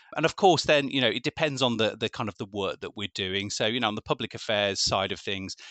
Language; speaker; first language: English; native; English